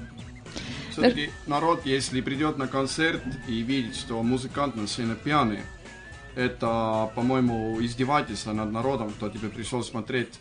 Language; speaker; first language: Russian; non-native, fluent; Estonian